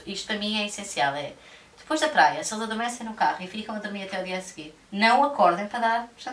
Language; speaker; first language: Portuguese; native; Portuguese